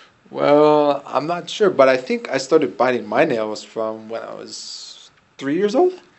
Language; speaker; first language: English; native; English